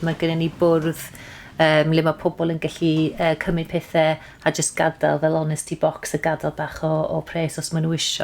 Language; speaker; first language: Welsh; native; Welsh